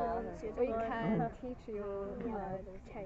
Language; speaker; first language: English; non-native, learner; Chinese